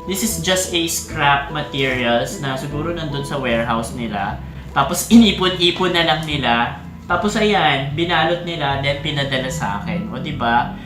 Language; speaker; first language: Filipino; native; Filipino